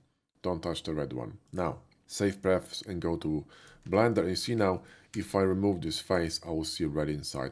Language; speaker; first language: English; non-native, fluent; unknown